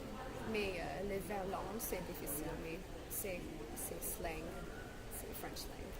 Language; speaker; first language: French; non-native, learner; English